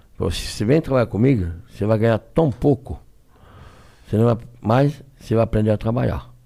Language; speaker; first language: Portuguese; non-native, fluent; French